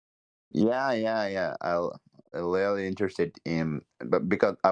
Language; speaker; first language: English; non-native, learner; Japanese